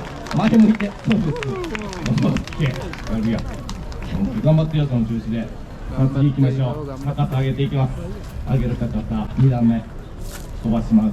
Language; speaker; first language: Japanese; native; Japanese